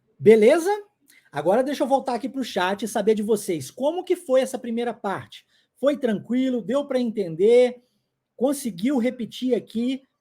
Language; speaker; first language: Portuguese; non-native, fluent; English